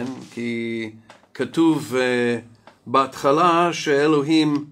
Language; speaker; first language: Hebrew; non-native, fluent; English